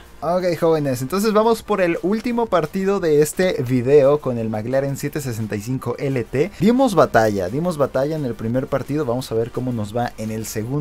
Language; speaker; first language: Spanish; native; Spanish